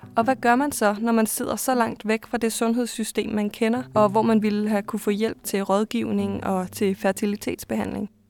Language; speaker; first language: Danish; native; Danish